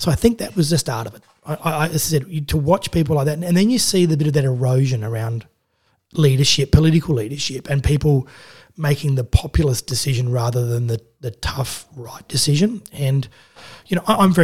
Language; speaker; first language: English; native; English